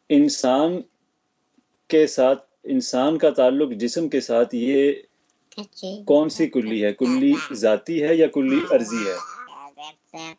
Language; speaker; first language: Urdu; native; Urdu